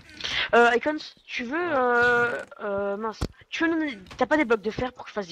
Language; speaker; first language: French; native; French